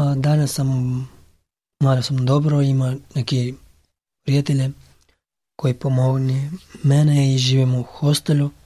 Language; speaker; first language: Serbian; non-native, learner; Pashto